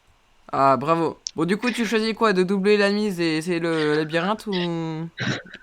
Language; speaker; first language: French; native; French